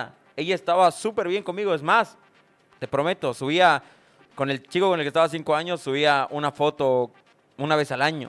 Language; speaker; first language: Spanish; native; Spanish